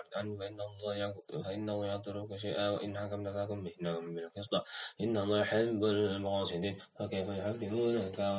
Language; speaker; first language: Arabic; non-native, learner; Indonesian